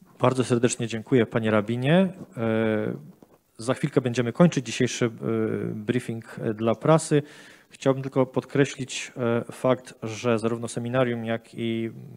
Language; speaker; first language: Polish; native; Polish